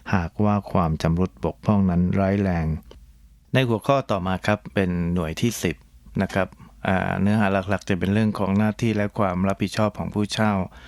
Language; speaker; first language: Thai; native; Thai